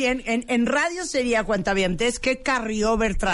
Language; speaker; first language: Spanish; native; Spanish